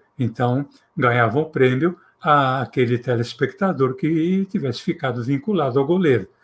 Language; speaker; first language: Portuguese; native; Portuguese